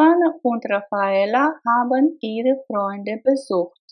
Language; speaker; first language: German; non-native, fluent; Russian